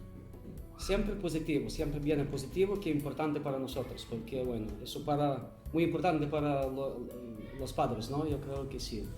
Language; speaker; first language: Spanish; non-native, learner; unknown